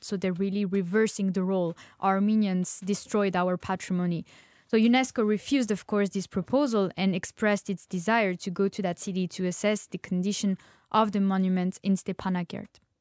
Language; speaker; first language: English; non-native, fluent; Armenian